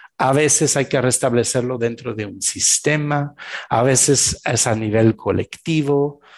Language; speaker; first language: Spanish; non-native, fluent; French